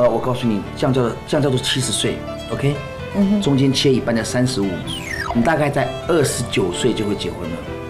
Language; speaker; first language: Chinese; native; Chinese